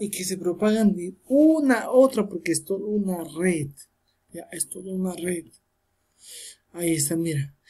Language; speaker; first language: Spanish; native; Spanish